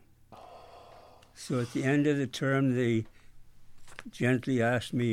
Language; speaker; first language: English; native; English